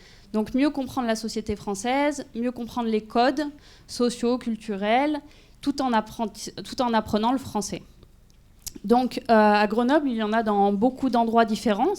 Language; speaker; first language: French; native; French